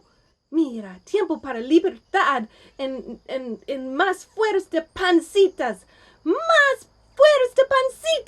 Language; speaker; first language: Spanish; non-native, learner; English